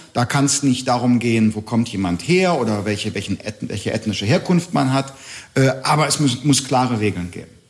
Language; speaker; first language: German; native; German